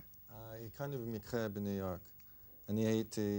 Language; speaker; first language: Hebrew; non-native, fluent; English